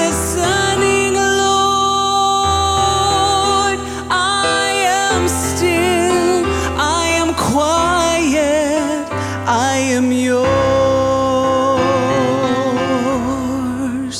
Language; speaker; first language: English; native; English